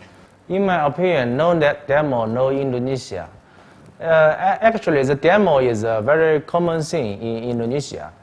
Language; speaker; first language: English; non-native, learner; Chinese